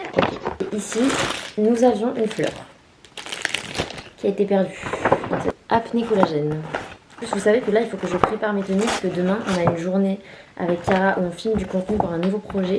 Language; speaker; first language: French; native; French